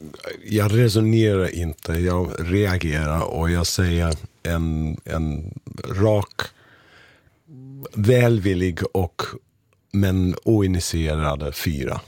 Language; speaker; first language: Swedish; non-native, fluent; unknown